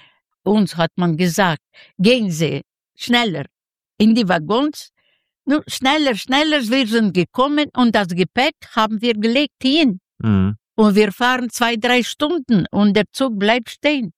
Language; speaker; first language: German; non-native, fluent; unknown